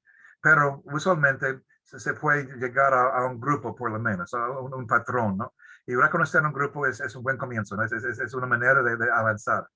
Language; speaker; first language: Spanish; non-native, fluent; English